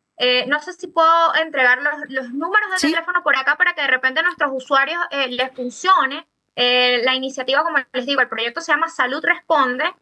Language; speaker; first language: Spanish; native; Spanish